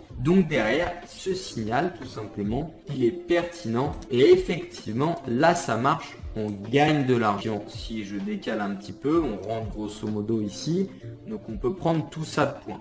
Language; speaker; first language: French; native; French